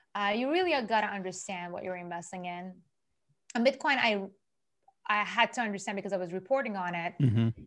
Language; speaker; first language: English; non-native, fluent; Persian